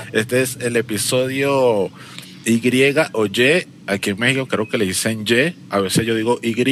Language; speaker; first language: Spanish; native; Spanish